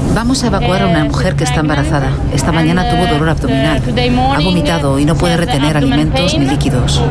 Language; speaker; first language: Spanish; native; Spanish